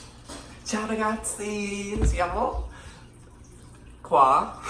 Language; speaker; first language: Italian; non-native, learner; English